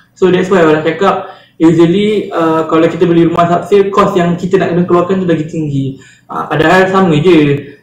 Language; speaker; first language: Malay; native; Malay